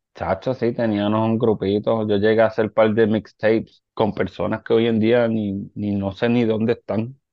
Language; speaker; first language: Spanish; native; Spanish